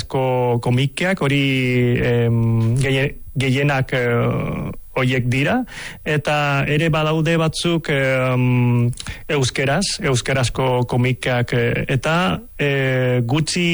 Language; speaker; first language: Basque; non-native, local second language; Cantonese